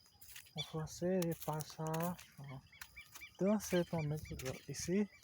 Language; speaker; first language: French; non-native, learner; Portuguese